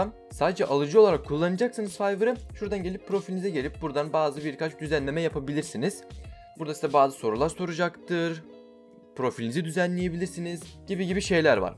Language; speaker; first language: Turkish; native; Turkish